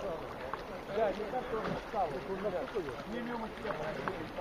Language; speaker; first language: Russian; native; Russian